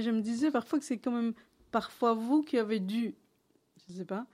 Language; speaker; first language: French; native; French